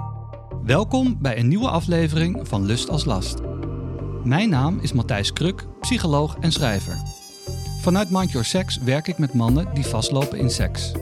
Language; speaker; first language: Dutch; native; Dutch